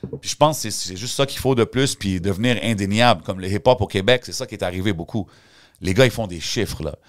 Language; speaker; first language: French; early bilingual, heritage; French